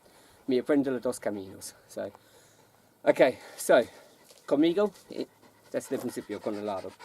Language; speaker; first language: Spanish; non-native, learner; English